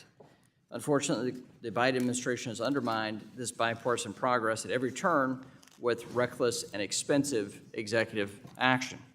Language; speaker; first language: English; native; English